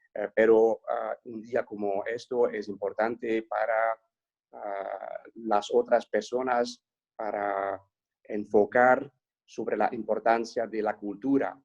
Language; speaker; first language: Spanish; non-native, fluent; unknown